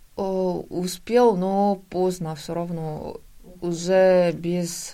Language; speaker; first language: Russian; non-native, fluent; Korean